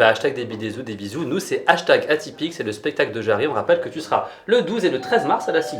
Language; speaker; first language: French; native; French